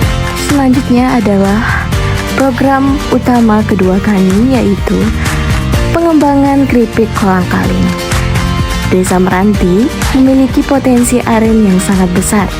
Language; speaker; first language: Indonesian; native; Indonesian